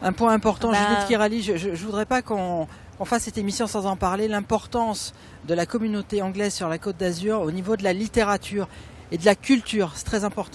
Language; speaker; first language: French; native; French